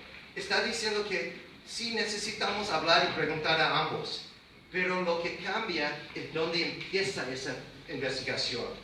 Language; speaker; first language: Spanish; non-native, fluent; English